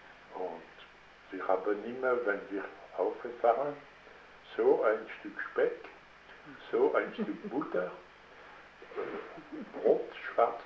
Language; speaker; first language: German; non-native, learner; French